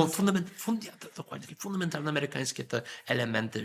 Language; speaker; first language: Polish; early bilingual, heritage; Polish